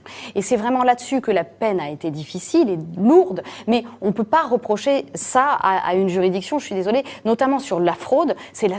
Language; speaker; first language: French; native; French